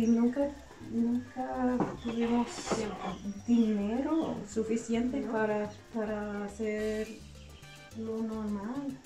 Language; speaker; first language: Spanish; non-native, learner; English